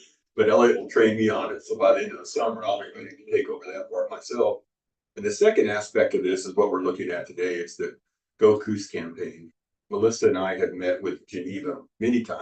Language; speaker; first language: English; native; English